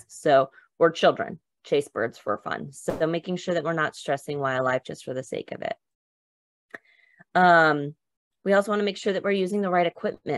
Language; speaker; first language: English; native; English